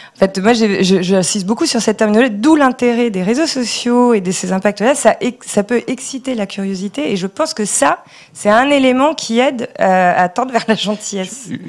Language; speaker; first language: French; native; French